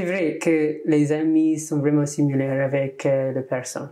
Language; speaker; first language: French; non-native, learner; English